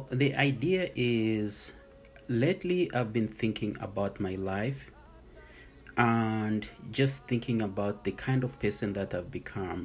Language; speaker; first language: English; non-native, local second language; Bemba